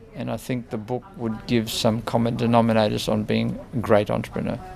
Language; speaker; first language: English; native; English